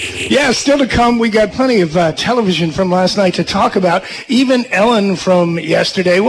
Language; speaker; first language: English; native; English